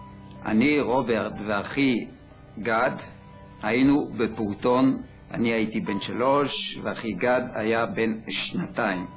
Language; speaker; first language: Hebrew; early bilingual, other home language; French